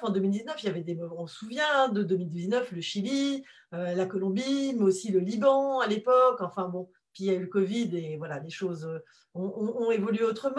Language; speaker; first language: French; native; French